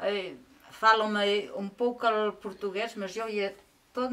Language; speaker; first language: Portuguese; non-native, local second language; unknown